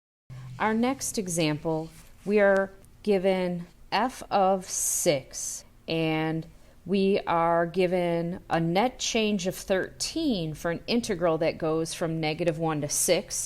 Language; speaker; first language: English; native; English